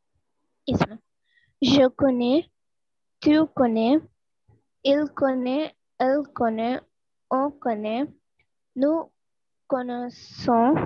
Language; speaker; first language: French; non-native, learner; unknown